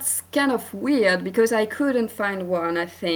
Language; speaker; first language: English; non-native, fluent; French